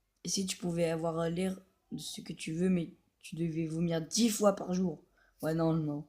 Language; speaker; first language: French; native; French